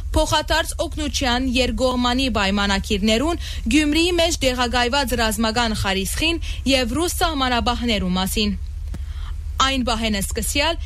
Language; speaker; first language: Armenian; early bilingual, heritage; Armenian